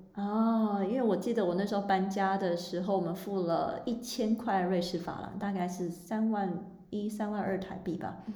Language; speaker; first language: Chinese; native; Chinese